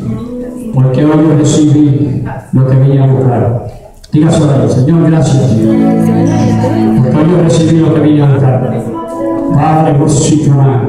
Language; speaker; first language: Spanish; native; Spanish